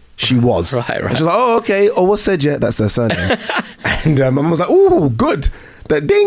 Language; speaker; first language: English; native; English